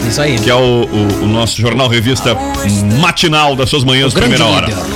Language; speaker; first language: Portuguese; native; Portuguese